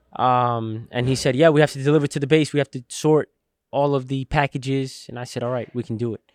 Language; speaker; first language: English; native; English